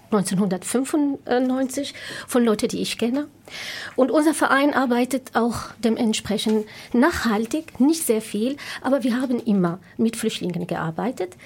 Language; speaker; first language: German; non-native, fluent; Arabic